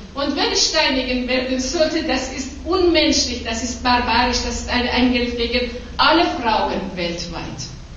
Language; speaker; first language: German; non-native, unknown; Persian